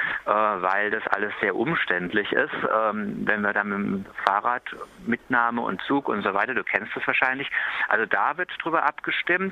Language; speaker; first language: German; native; German